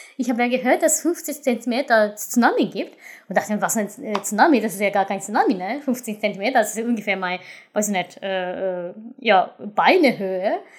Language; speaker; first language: German; non-native, fluent; Japanese